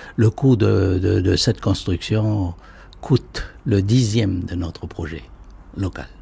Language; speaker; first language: French; native; French